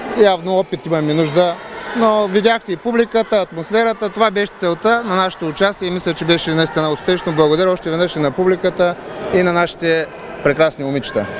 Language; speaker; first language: Bulgarian; native; Bulgarian